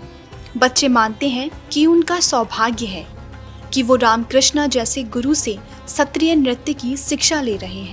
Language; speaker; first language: Hindi; native; Hindi